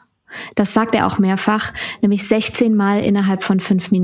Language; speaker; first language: German; native; German